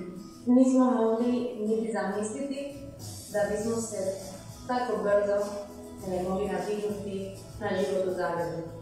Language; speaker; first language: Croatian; non-native, learner; Hungarian